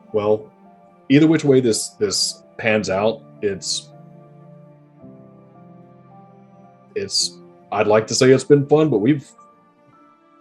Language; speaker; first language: English; native; English